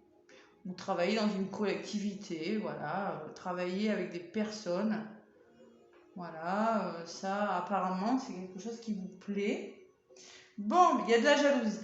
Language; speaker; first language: French; native; French